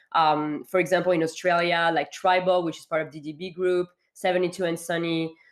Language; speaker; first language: English; non-native, fluent; French